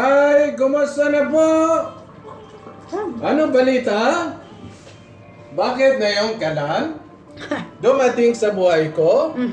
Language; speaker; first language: Filipino; non-native, learner; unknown